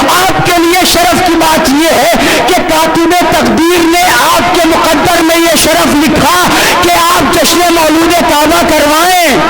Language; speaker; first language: Urdu; native; Urdu